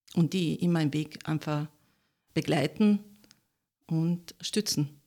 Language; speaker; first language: German; non-native, fluent; Italian